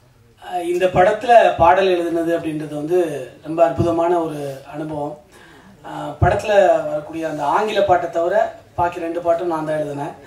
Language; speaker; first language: Tamil; native; Tamil